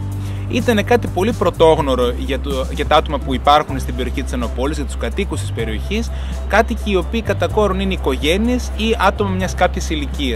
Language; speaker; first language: Greek; native; Greek